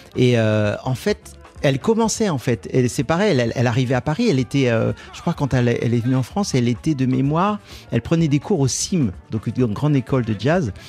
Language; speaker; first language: French; native; French